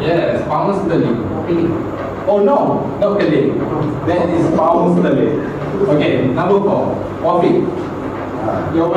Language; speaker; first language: English; non-native, fluent; Malay